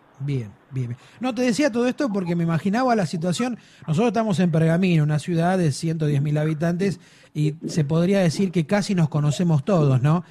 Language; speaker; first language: Spanish; native; Spanish